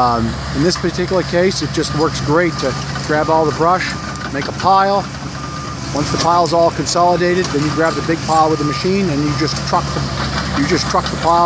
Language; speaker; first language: English; native; English